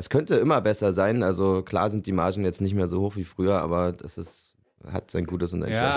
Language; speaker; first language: German; native; German